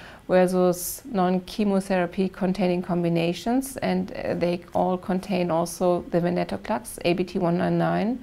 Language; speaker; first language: English; non-native, fluent; German